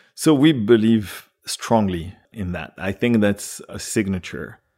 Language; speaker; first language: English; non-native, fluent; French